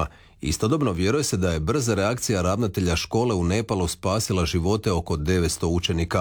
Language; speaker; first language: Serbian; native; Serbian